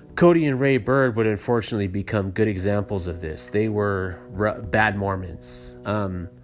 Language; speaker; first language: English; native; English